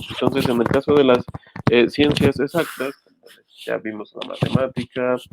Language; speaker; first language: Spanish; native; Spanish